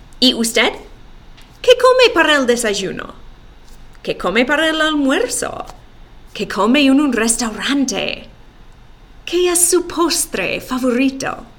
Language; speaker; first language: Spanish; non-native, fluent; English